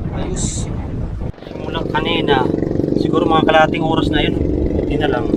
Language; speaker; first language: Filipino; non-native, local second language; Waray